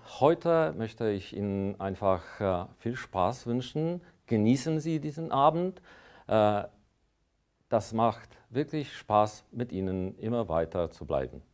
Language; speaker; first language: German; non-native, fluent; Polish